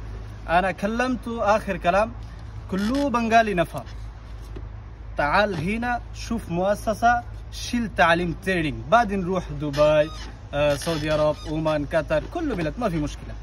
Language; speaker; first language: Arabic; non-native, learner; Bangla